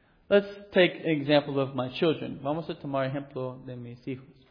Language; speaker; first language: Spanish; non-native, fluent; English